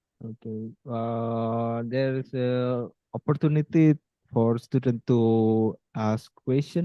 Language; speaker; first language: English; non-native, fluent; Indonesian